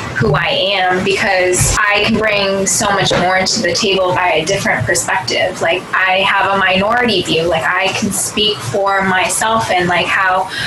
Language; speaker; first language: English; early bilingual, other home language; Cantonese